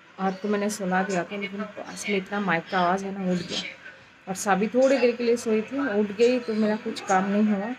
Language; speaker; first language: Hindi; non-native, local second language; Bangla